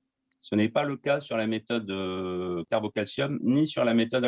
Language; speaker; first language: French; native; French